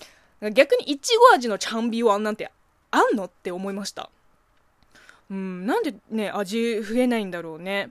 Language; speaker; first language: Japanese; non-native, fluent; Chinese